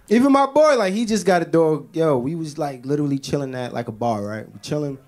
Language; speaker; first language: English; native; English